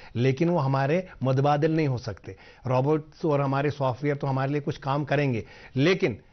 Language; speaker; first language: Hindi; non-native, local second language; Kashmiri